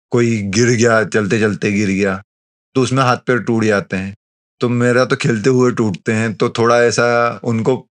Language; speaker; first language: Hindi; native; Hindi